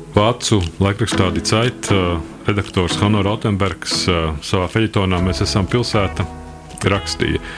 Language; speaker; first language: Latvian; native; Latvian